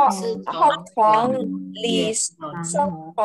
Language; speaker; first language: Chinese; non-native, learner; Indonesian